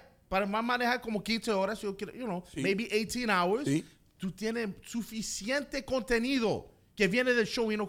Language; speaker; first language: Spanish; early bilingual, heritage; Spanish